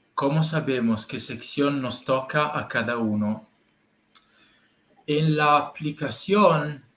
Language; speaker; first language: Spanish; non-native, learner; Italian